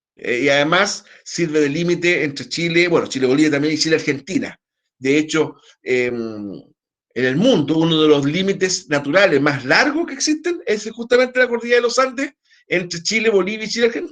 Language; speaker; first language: Spanish; native; Spanish